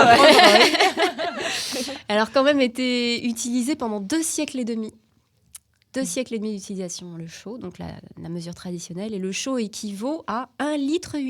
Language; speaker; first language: French; native; French